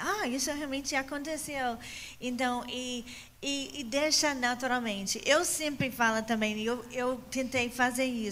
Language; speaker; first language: Portuguese; non-native, fluent; English